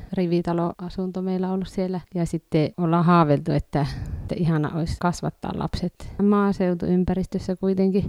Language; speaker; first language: Finnish; native; Finnish